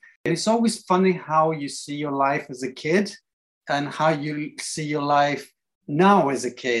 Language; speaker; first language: English; non-native, fluent; Greek